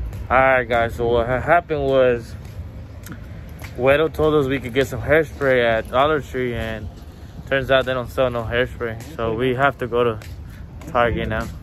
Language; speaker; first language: English; early bilingual, other home language; Spanish